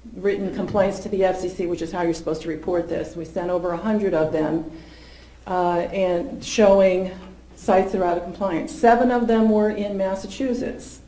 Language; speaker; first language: English; native; English